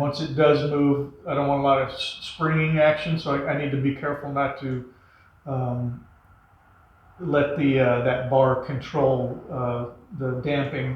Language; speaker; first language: English; native; English